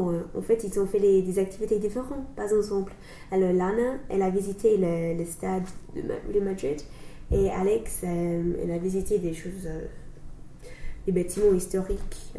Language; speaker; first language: French; non-native, learner; English